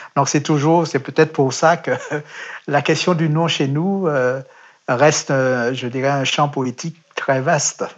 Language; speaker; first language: French; native; French